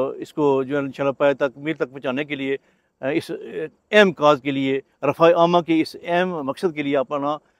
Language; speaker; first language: Urdu; non-native, local second language; Pahari-Potwari